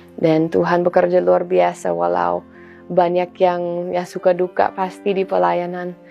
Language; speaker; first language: Indonesian; non-native, fluent; English